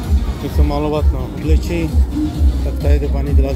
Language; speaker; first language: Czech; non-native, learner; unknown